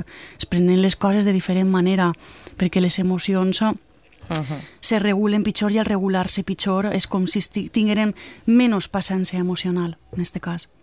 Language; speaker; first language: Catalan; native; Catalan